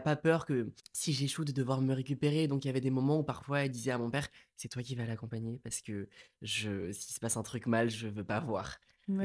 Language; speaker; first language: French; native; French